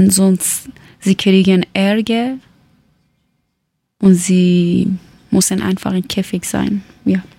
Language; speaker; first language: German; non-native, learner; Persian